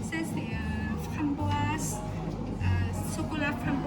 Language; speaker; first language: French; non-native, learner; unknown